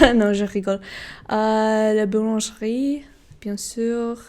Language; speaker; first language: French; non-native, learner; English